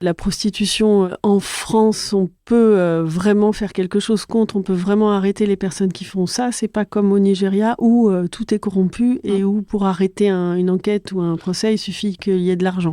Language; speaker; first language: French; native; French